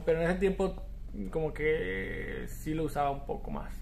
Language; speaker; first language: Spanish; early bilingual, heritage; Spanish